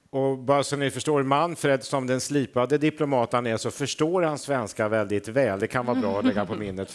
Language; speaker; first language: Swedish; native; Swedish